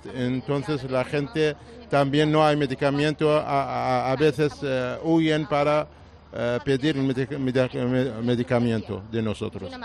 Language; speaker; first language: Spanish; non-native, fluent; Arabic